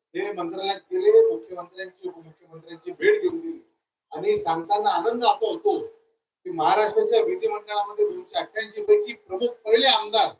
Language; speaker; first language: Marathi; non-native, local second language; Lambadi